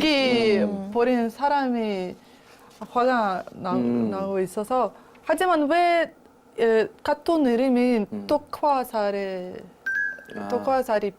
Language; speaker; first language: Korean; non-native, learner; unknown